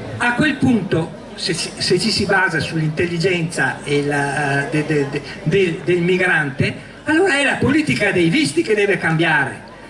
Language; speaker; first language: Italian; native; Italian